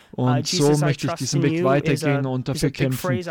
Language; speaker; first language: German; non-native, fluent; English